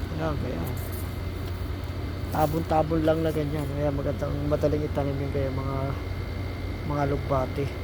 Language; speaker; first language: Filipino; native; Filipino